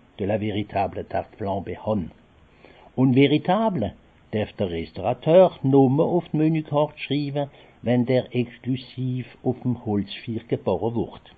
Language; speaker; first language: German; non-native, local second language; Swiss German